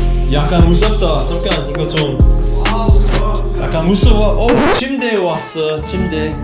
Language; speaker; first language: Korean; non-native, learner; English